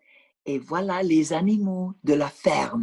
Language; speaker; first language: French; non-native, fluent; English